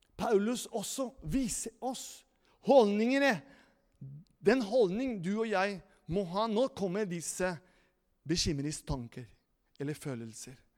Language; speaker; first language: Norwegian; non-native, fluent; Spanish